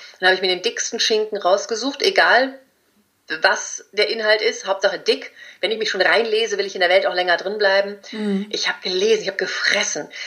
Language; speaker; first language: German; early bilingual, other home language; Spanish